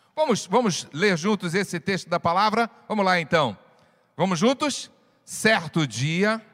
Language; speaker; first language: Portuguese; native; Portuguese